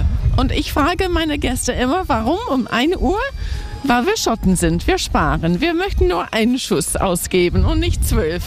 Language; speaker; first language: German; non-native, fluent; English